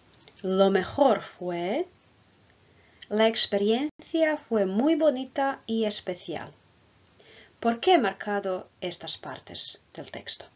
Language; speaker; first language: Spanish; non-native, fluent; Croatian